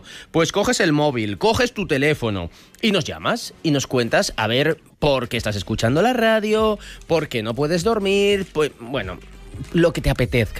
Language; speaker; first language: Spanish; native; Spanish